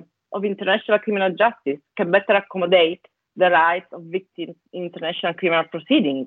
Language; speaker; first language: English; non-native, fluent; Italian